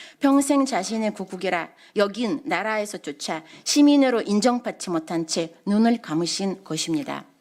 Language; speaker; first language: Korean; non-native, fluent; Russian